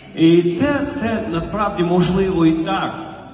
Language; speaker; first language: Ukrainian; non-native, local second language; Russian